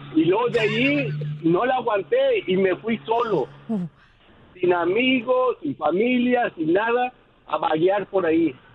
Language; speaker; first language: Spanish; native; Spanish